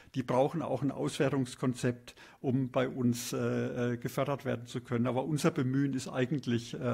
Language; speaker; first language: German; native; German